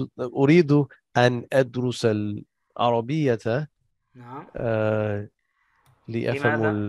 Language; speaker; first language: Arabic; non-native, learner; English